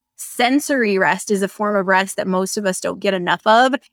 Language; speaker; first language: English; native; English